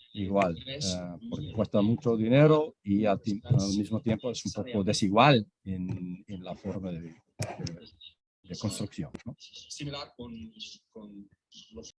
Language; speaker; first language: Spanish; non-native, fluent; English